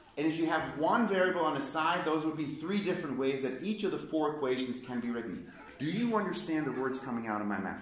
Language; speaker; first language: English; native; English